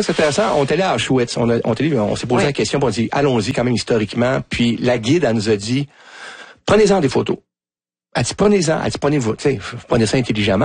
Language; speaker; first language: French; native; French